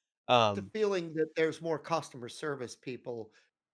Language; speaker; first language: English; native; English